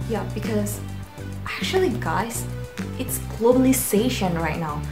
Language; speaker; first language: English; non-native, fluent; Indonesian